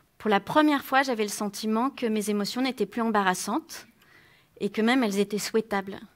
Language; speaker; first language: French; native; French